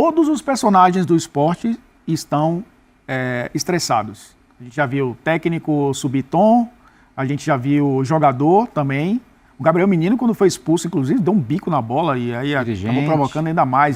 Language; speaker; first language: Portuguese; native; Portuguese